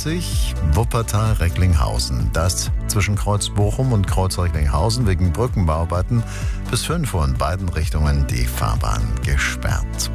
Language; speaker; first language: German; native; German